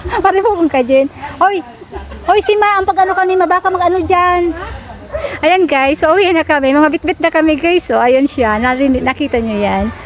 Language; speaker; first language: Filipino; non-native, local second language; Bikol